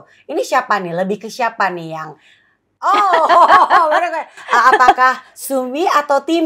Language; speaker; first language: Indonesian; native; Indonesian